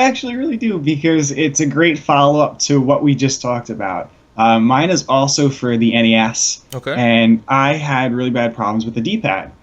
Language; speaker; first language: English; native; English